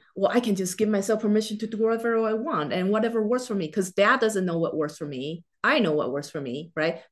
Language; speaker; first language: English; non-native, fluent; Chinese